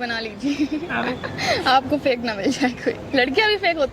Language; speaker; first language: Hindi; native; Hindi